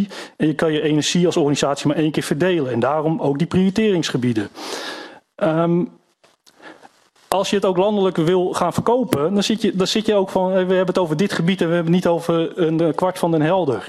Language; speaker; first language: Dutch; native; Dutch